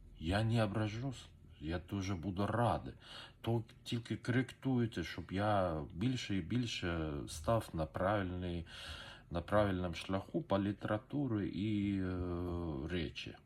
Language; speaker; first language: Ukrainian; non-native, learner; Persian